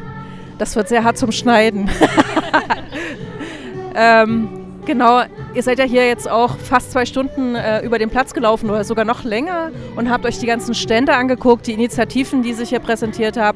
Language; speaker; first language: German; native; German